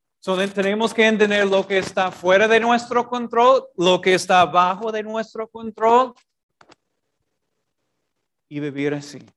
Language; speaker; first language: Spanish; non-native, fluent; English